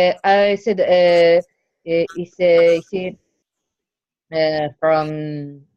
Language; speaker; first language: English; non-native, learner; Spanish